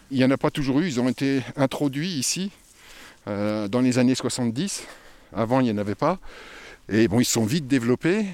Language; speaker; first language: French; native; French